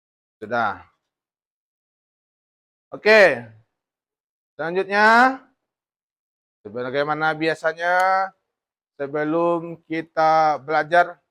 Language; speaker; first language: Indonesian; native; Indonesian